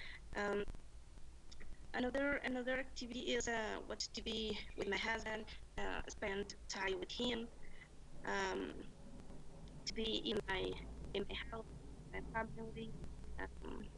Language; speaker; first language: English; non-native, learner; Spanish